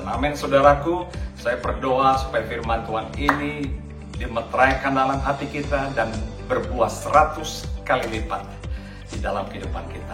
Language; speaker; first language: Indonesian; native; Indonesian